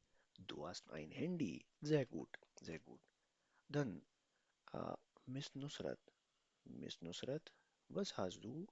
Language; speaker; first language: German; non-native, fluent; Urdu